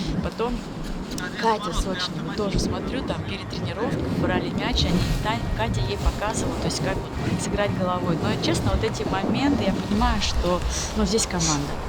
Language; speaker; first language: Russian; native; Russian